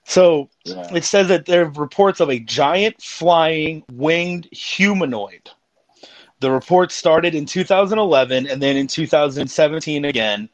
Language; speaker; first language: English; native; English